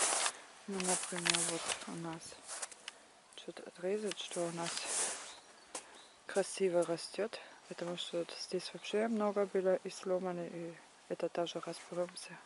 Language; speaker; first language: Russian; non-native, learner; German